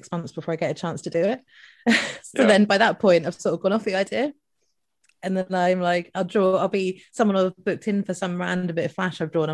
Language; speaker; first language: English; non-native, local second language; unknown